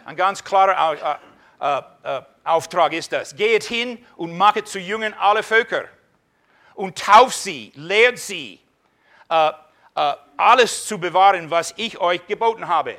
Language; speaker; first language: German; non-native, fluent; English